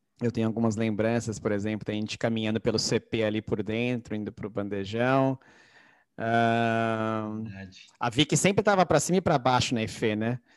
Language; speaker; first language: Portuguese; native; Portuguese